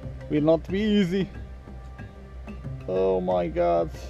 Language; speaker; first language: English; non-native, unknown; Portuguese